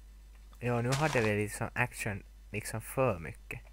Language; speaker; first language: Swedish; non-native, local second language; Finnish